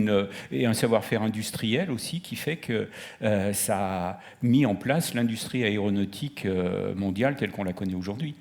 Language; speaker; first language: French; native; French